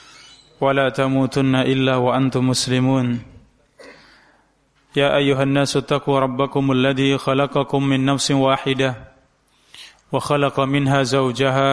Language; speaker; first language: Arabic; non-native, fluent; Indonesian